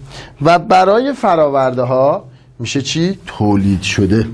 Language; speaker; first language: Persian; native; Persian